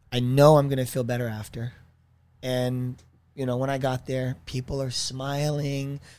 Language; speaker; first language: English; native; English